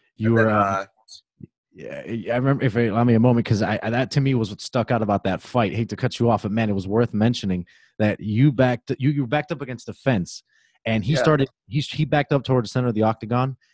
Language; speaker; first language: English; native; English